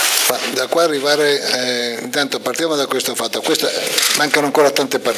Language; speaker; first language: Italian; native; Italian